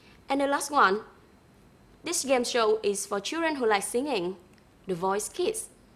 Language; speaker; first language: English; non-native, fluent; Vietnamese